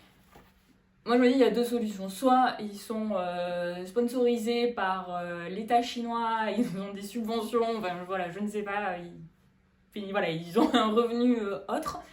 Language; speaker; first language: French; native; French